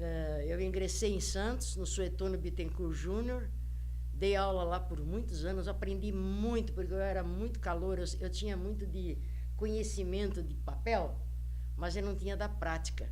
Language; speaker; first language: Portuguese; native; Portuguese